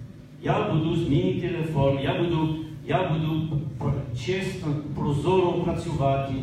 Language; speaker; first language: Ukrainian; non-native, learner; French